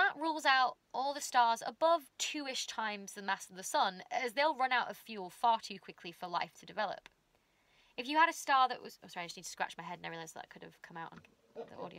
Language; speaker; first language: English; native; English